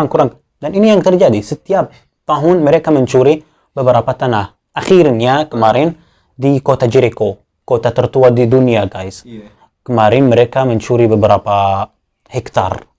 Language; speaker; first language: Indonesian; non-native, fluent; Arabic